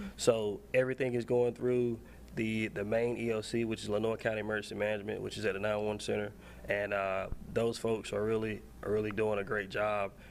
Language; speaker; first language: English; native; English